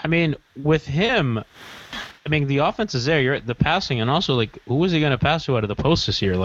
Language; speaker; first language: English; native; English